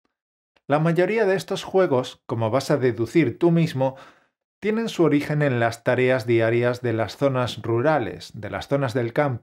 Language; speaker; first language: Spanish; native; Spanish